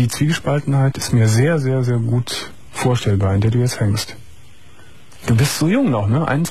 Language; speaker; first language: German; native; German